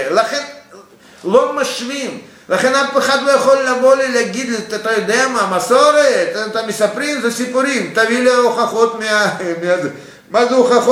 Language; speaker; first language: Hebrew; non-native, fluent; Russian